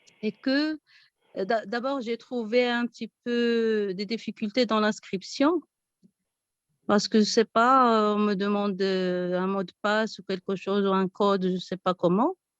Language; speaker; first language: French; non-native, local second language; Arabic